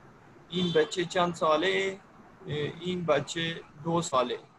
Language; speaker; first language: Persian; non-native, learner; Urdu